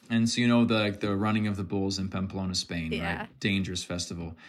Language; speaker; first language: English; native; English